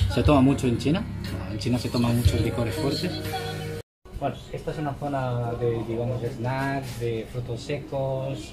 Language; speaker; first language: Spanish; non-native, fluent; Chinese